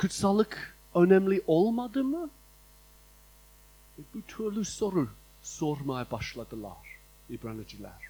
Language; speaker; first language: Turkish; non-native, fluent; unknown